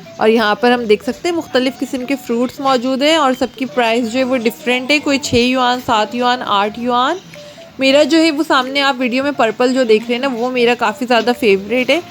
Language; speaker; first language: Urdu; native; Urdu